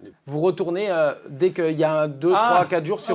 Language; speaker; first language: French; native; French